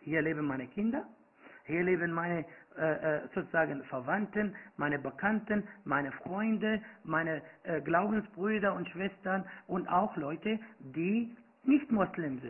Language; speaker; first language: German; non-native, fluent; Arabic